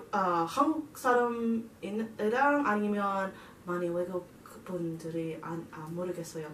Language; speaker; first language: Korean; non-native, learner; English